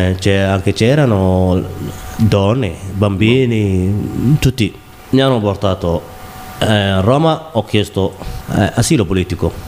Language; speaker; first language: Italian; non-native, learner; Somali